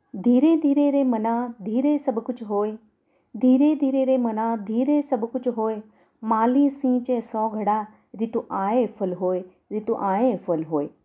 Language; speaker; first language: Hindi; non-native, local second language; Marathi